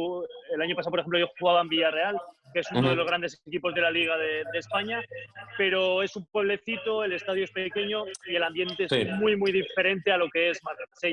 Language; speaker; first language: Spanish; native; Spanish